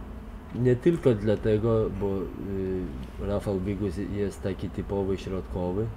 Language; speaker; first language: Polish; non-native, fluent; Lithuanian